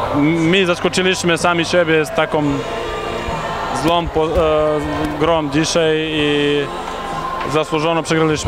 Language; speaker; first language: Polish; non-native, fluent; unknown